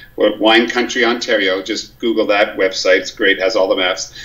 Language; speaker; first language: English; native; English